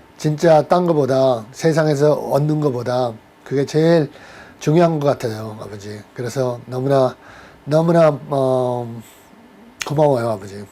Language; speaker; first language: Korean; early bilingual, heritage; Korean